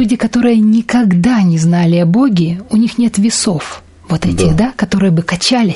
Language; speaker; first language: Russian; native; Russian